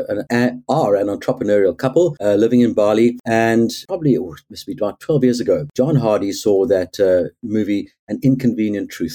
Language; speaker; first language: English; native; English